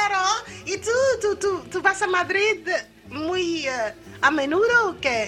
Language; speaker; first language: Spanish; non-native, fluent; English